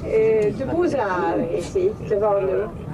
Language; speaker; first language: French; non-native, fluent; Swedish